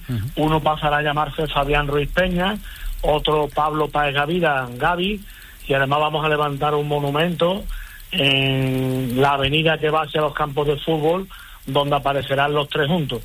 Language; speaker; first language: Spanish; native; Spanish